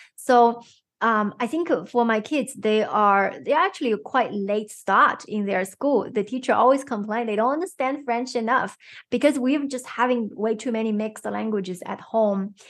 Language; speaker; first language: English; non-native, fluent; Chinese